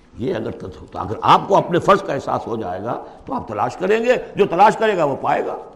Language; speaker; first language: Urdu; native; Urdu